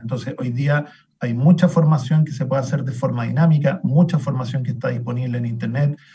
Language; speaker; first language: Spanish; native; Spanish